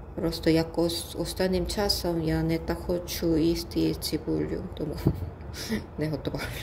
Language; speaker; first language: Ukrainian; non-native, learner; Korean